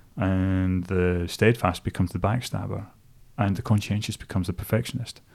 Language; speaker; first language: English; native; English